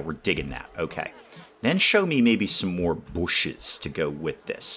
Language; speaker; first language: English; native; English